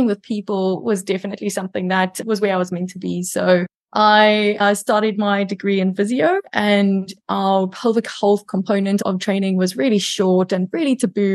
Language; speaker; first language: English; native; English